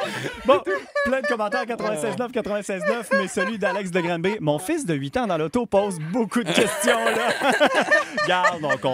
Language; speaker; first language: French; native; French